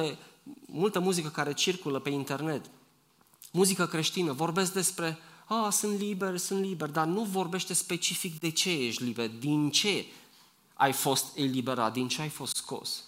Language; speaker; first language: Romanian; native; Romanian